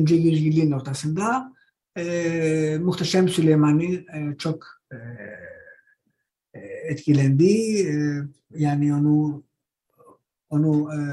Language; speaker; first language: Turkish; non-native, learner; Greek